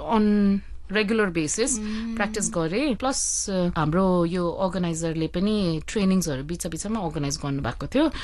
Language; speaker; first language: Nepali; early bilingual, heritage; Nepali